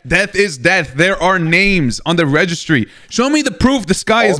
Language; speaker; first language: English; native; English